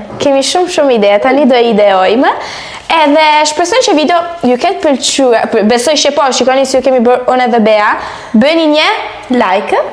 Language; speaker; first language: Albanian; early bilingual, heritage; Albanian